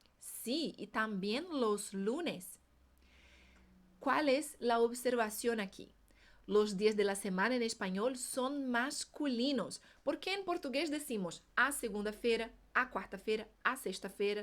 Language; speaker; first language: Spanish; non-native, fluent; Portuguese